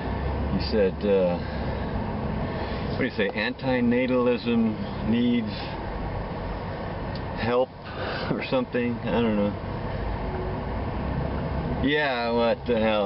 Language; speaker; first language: English; native; English